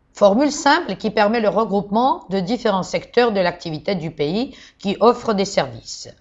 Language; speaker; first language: French; non-native, fluent; Georgian